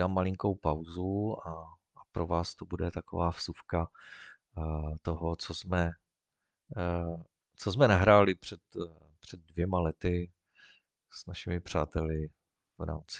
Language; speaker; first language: Czech; native; Czech